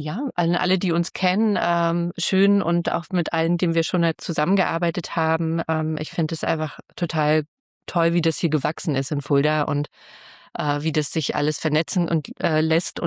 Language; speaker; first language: German; native; German